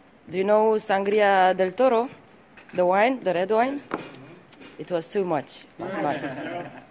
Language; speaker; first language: English; non-native, fluent; Romanian